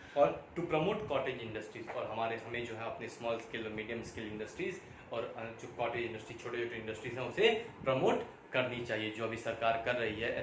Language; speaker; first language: Hindi; native; Hindi